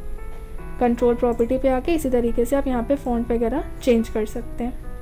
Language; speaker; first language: Hindi; native; Hindi